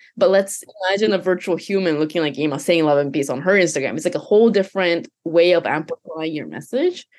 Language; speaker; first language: English; non-native, fluent; Japanese